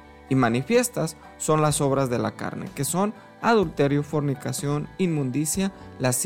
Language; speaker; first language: Spanish; native; Spanish